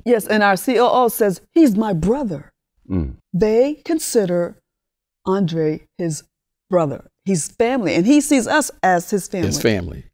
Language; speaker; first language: English; early bilingual, other home language; Spanish